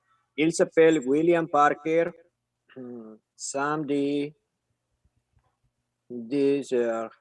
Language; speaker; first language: French; non-native, learner; Spanish